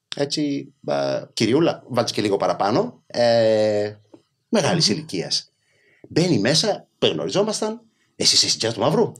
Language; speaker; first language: Greek; early bilingual, other home language; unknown